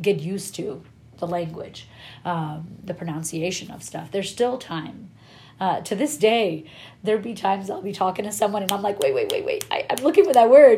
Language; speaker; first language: English; early bilingual, other home language; Persian